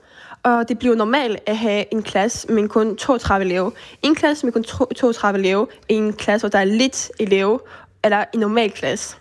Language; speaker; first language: Danish; early bilingual, heritage; French